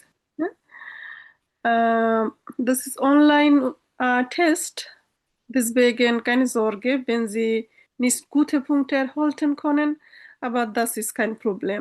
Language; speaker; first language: German; non-native, fluent; Bangla